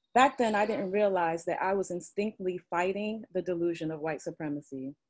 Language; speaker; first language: English; native; English